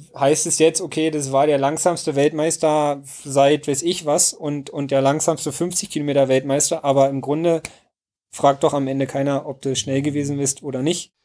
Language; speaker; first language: German; native; German